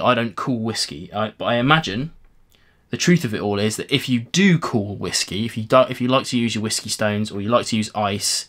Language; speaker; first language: English; native; English